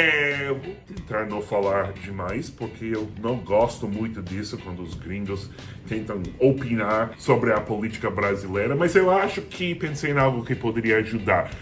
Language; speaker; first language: Portuguese; non-native, fluent; English